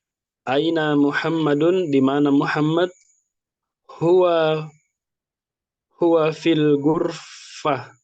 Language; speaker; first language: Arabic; non-native, learner; Indonesian